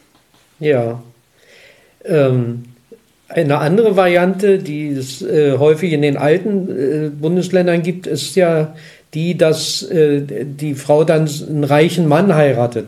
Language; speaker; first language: German; native; German